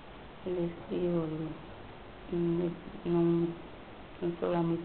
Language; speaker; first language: Portuguese; non-native, local second language; Kabuverdianu